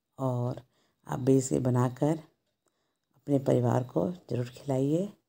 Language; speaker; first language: Hindi; native; Hindi